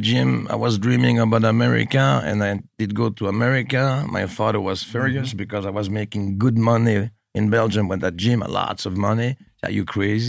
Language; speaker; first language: English; non-native, fluent; French